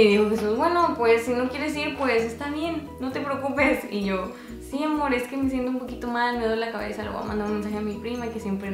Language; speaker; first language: Spanish; native; Spanish